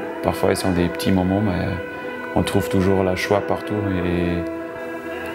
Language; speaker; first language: French; non-native, local second language; German